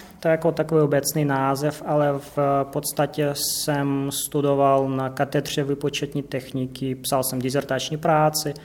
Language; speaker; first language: Czech; non-native, fluent; Russian